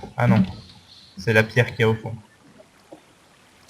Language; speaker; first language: French; native; French